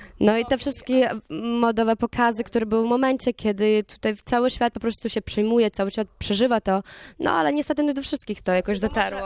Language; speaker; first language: Polish; non-native, learner; Ukrainian